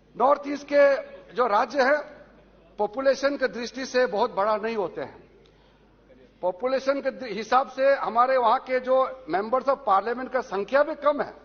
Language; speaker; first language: Hindi; non-native, local second language; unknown